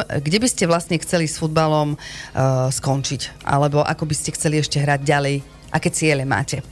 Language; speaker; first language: Slovak; native; Slovak